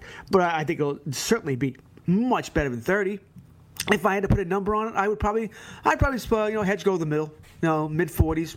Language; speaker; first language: English; native; English